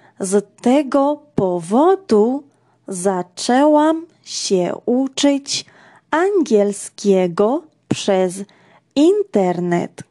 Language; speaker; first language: Polish; non-native, fluent; Georgian